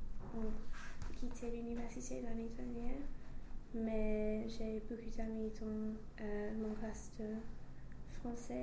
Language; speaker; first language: French; non-native, learner; English